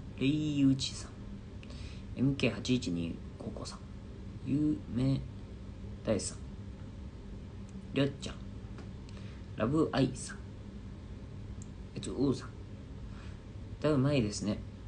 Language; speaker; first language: Japanese; native; Japanese